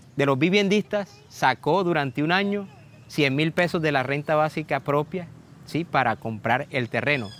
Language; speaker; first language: Spanish; native; Spanish